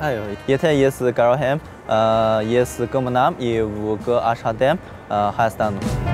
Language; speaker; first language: Armenian; non-native, learner; Chinese